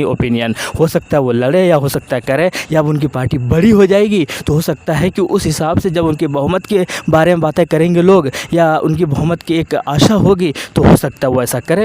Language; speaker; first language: Hindi; native; Hindi